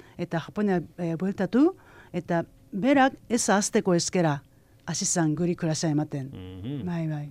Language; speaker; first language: Basque; non-native, fluent; Japanese